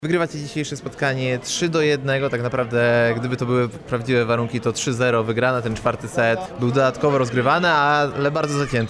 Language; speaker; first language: Polish; native; Polish